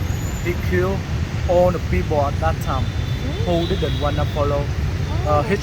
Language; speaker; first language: English; non-native, learner; Vietnamese